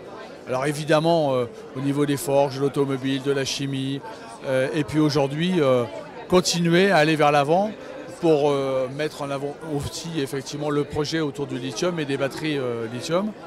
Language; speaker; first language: French; native; French